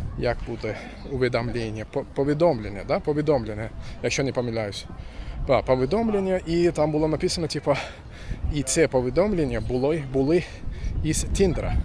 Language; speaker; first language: Ukrainian; non-native, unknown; Turkish